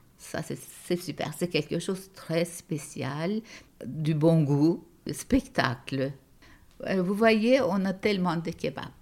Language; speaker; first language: French; non-native, fluent; Turkish